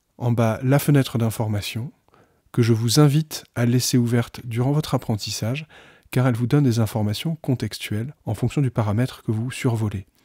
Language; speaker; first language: French; native; French